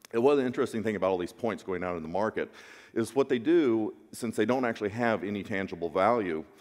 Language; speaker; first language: English; native; English